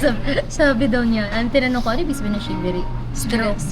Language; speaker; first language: Filipino; native; Filipino